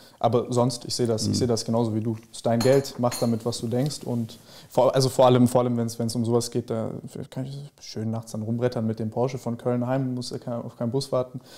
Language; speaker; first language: German; early bilingual, other home language; Serbian